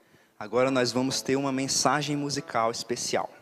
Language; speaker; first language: Portuguese; native; Portuguese